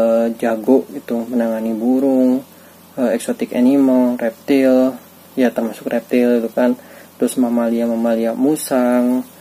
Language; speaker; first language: Indonesian; native; Indonesian